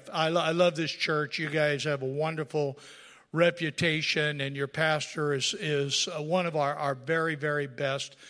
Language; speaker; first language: English; native; English